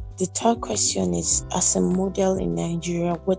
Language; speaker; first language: English; non-native, local second language; Igbo